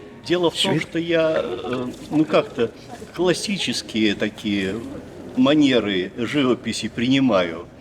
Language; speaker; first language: Russian; native; Russian